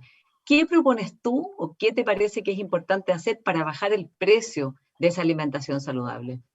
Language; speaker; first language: Spanish; native; Spanish